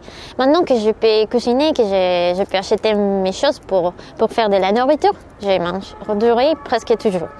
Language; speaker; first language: French; non-native, learner; Spanish